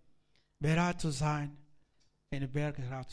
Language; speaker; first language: German; non-native, learner; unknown